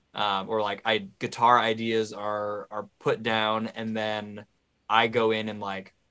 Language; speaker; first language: English; native; English